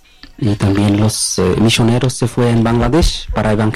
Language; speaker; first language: Spanish; non-native, learner; Bangla